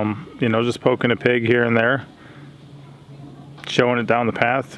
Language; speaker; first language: English; native; English